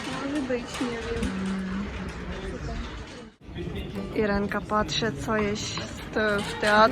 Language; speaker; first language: Polish; non-native, learner; Russian